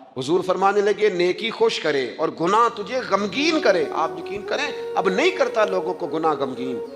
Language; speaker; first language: Urdu; non-native, local second language; Punjabi